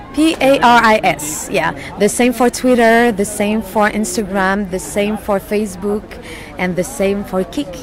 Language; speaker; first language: English; non-native, fluent; French